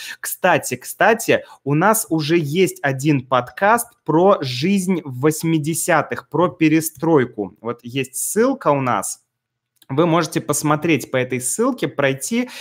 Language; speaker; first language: Russian; native; Russian